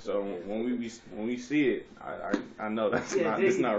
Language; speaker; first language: English; native; English